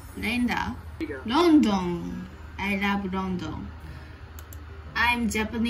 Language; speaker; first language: English; non-native, learner; Japanese